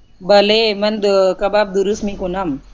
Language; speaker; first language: Persian; non-native, learner; Urdu